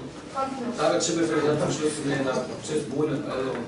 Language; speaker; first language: German; native; German